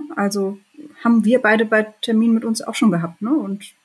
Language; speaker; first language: German; native; German